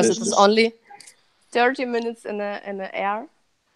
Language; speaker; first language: English; non-native, fluent; Russian